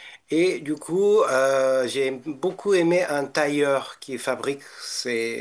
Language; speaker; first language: French; non-native, fluent; Japanese